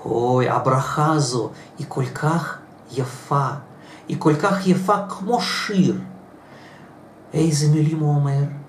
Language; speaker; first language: Hebrew; non-native, fluent; Russian